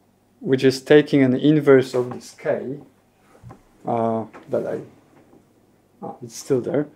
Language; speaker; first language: English; non-native, fluent; Polish